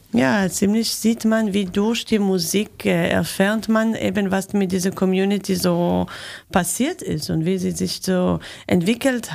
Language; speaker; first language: German; non-native, learner; Hebrew